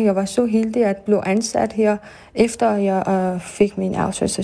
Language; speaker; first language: Danish; non-native, fluent; Persian